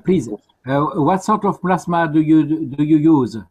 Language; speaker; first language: English; non-native, fluent; French